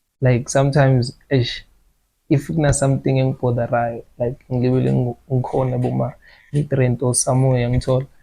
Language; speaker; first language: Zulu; native; Zulu